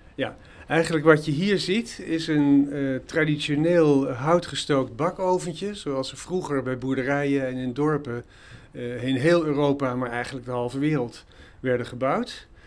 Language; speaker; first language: Dutch; native; Dutch